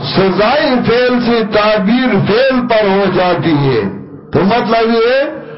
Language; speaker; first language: Urdu; non-native, local second language; Pashto